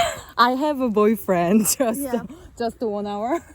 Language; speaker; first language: English; non-native, learner; Korean